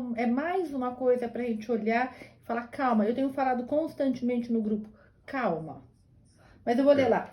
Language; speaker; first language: Portuguese; native; Portuguese